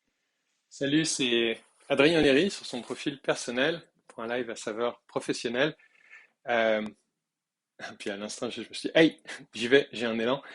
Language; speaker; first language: French; native; French